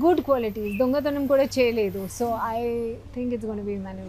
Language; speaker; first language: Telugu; non-native, learner; Hindi